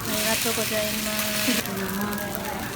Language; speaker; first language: Japanese; non-native, learner; Korean